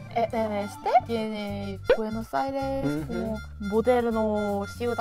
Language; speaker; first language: Spanish; non-native, learner; Korean